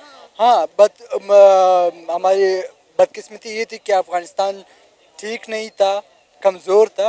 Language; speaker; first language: Hindi; non-native, local second language; Pashto